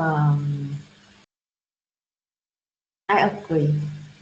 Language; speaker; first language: English; non-native, learner; Vietnamese